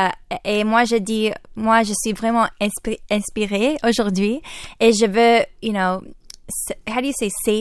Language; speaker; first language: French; non-native, local second language; English